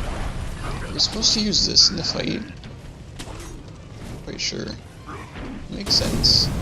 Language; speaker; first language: English; native; English